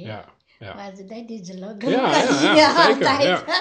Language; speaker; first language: Dutch; non-native, learner; Nepali